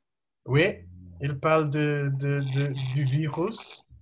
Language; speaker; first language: French; non-native, learner; English